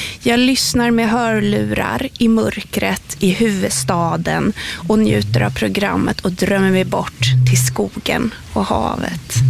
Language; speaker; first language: Swedish; native; Swedish